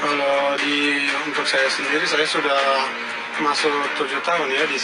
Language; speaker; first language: Indonesian; non-native, fluent; Rohingya